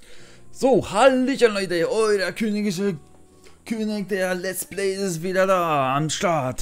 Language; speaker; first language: German; non-native, learner; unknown